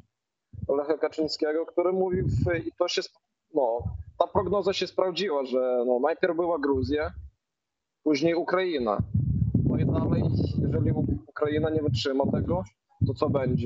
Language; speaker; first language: Polish; non-native, fluent; Ukrainian